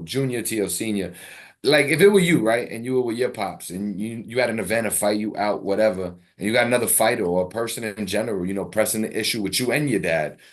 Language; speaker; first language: English; native; English